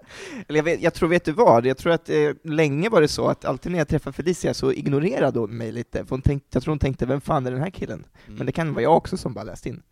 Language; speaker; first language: Swedish; native; Swedish